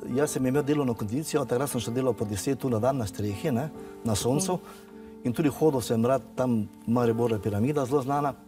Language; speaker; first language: Slovenian; early bilingual, other home language; Serbian